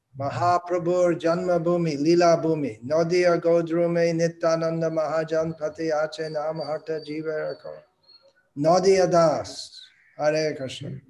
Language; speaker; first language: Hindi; non-native, local second language; Bangla